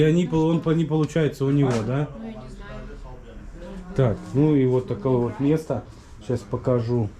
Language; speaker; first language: Russian; native; Russian